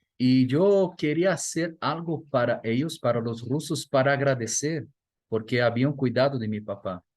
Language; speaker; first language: Spanish; non-native, fluent; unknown